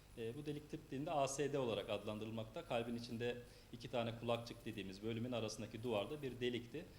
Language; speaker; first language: Turkish; native; Turkish